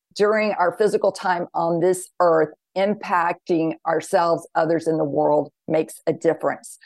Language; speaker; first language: English; native; English